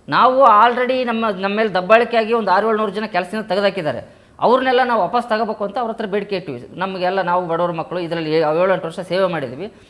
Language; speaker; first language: Kannada; native; Kannada